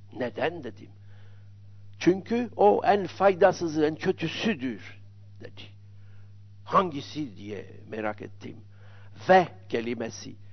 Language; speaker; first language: Turkish; non-native, fluent; French